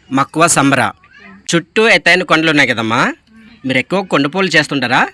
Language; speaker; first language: Telugu; non-native, local second language; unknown